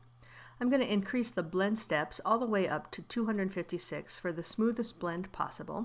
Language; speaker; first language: English; native; English